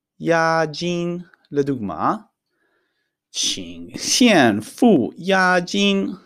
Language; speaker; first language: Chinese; non-native, fluent; Hebrew